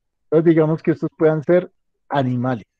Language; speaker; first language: Spanish; native; Spanish